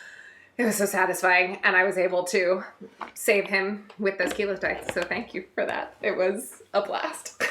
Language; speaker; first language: English; native; English